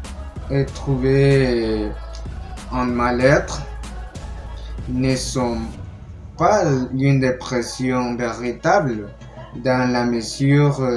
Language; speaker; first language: French; non-native, learner; Spanish